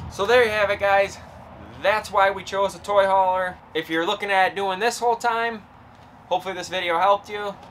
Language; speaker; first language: English; native; English